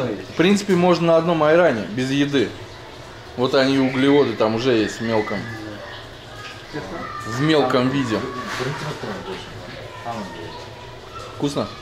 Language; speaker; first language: Russian; native; Russian